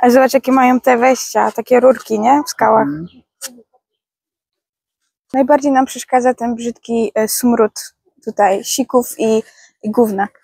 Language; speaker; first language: Polish; native; Polish